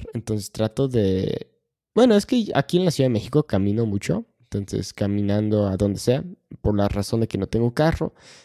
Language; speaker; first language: Spanish; non-native, fluent; English